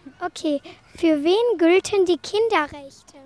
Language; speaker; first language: German; non-native, learner; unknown